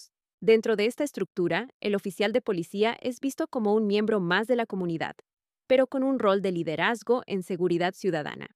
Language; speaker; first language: Spanish; native; Spanish